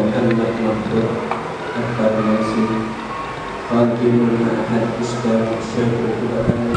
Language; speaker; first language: Arabic; non-native, learner; Indonesian